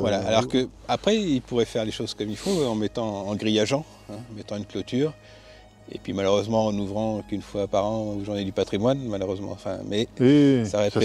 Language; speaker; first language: French; native; French